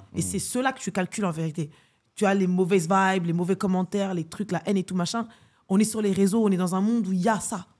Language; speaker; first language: French; native; French